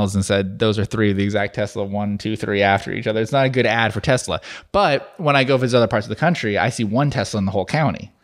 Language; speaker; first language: English; native; English